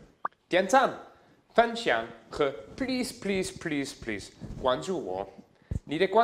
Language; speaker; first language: Chinese; non-native, fluent; German